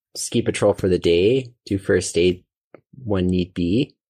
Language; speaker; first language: English; native; English